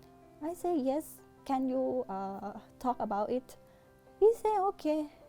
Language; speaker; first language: English; non-native, learner; Thai